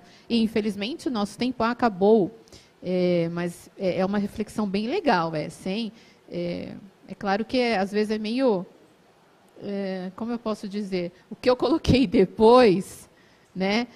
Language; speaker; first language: Portuguese; native; Portuguese